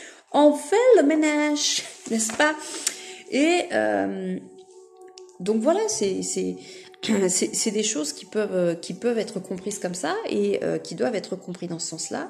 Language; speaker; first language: French; native; French